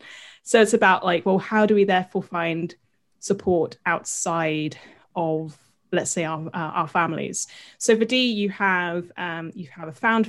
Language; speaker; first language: English; native; English